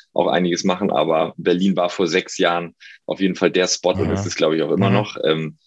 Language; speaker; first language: German; native; German